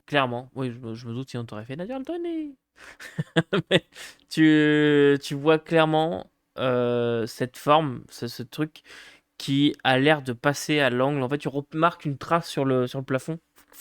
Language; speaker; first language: French; native; French